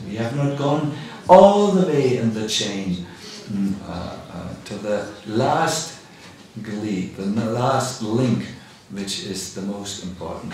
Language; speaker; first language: English; non-native, fluent; German